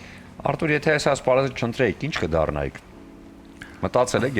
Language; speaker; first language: Armenian; native; Armenian